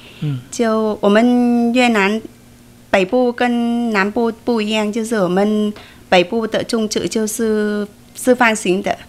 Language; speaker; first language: Chinese; non-native, fluent; Vietnamese